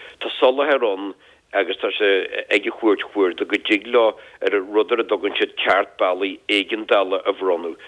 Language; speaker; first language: Irish; native; Irish